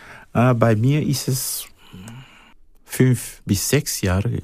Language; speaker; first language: German; non-native, fluent; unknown